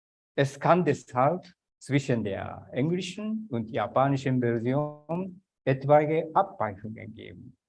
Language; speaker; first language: German; non-native, fluent; Japanese